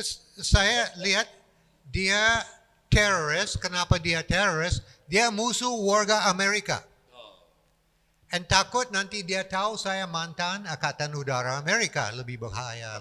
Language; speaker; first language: Indonesian; non-native, fluent; English